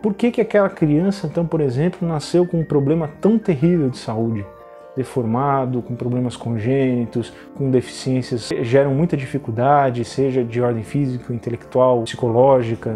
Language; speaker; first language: Portuguese; native; Portuguese